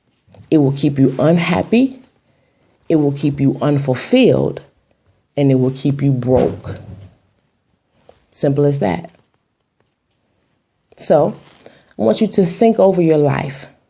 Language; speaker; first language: English; native; English